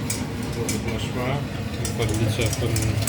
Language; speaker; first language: Danish; native; Danish